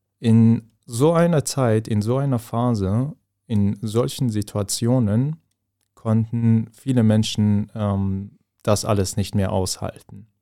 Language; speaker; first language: German; non-native, fluent; Persian